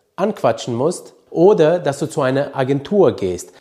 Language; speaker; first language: German; early bilingual, other home language; Romanian